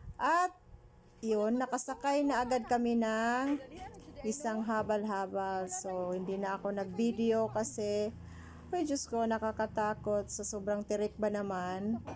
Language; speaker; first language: Filipino; non-native, local second language; Cebuano